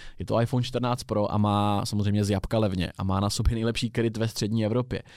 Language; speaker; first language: Czech; native; Czech